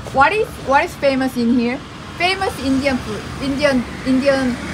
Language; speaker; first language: English; non-native, learner; Korean